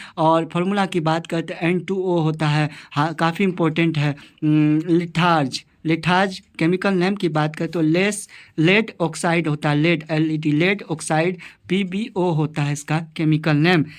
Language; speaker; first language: Hindi; native; Hindi